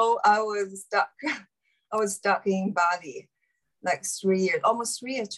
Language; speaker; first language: English; non-native, learner; Chinese